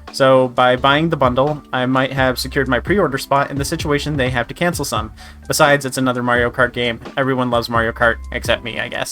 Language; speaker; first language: English; native; English